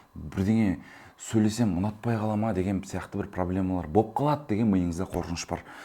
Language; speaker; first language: Kazakh; early bilingual, heritage; Kazakh